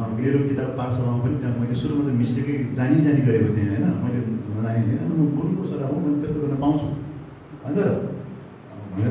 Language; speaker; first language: Nepali; non-native, local second language; Gurung